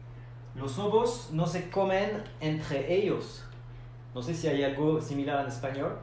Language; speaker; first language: Spanish; non-native, fluent; French